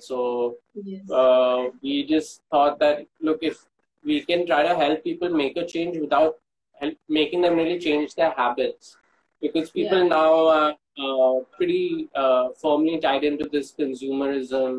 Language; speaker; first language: English; non-native, local second language; Hindi